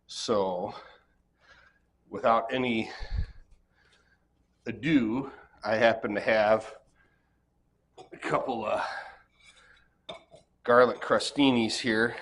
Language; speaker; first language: English; native; English